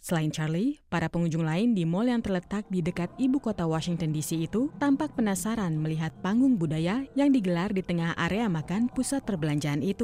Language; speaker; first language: Indonesian; native; Indonesian